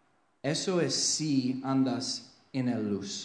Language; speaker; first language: Spanish; non-native, fluent; English